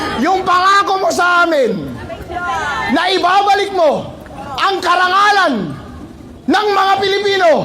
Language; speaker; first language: Filipino; non-native, local second language; Iloko